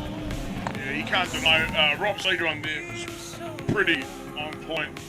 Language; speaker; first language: English; native; English